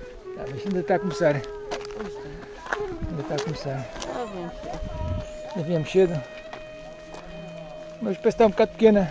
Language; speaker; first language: Portuguese; native; Portuguese